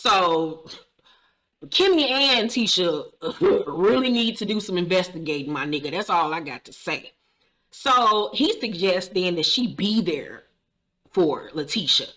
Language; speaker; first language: English; native; English